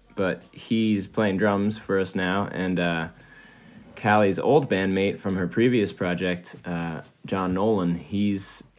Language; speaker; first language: English; early bilingual, other home language; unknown